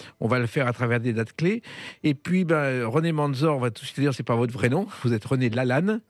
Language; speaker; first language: French; native; French